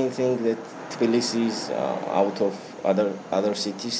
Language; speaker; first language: English; non-native, learner; Georgian